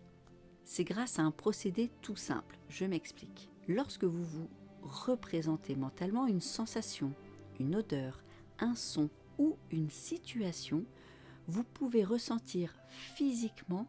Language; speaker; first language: French; native; French